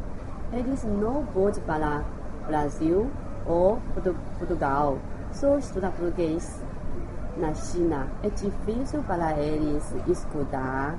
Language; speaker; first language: Portuguese; non-native, learner; Chinese